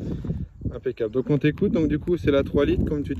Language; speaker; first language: French; native; French